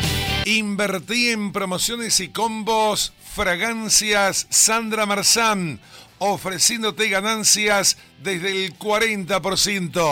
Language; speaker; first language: Spanish; native; Spanish